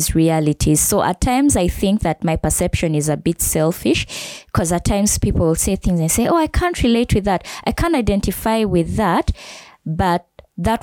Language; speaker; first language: English; non-native, local second language; Ganda